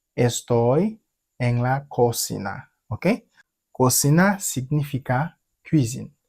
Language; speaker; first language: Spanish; non-native, fluent; French